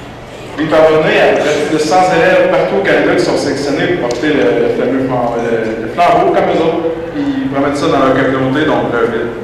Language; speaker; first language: French; native; French